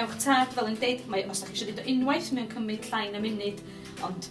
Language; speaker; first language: Welsh; native; Welsh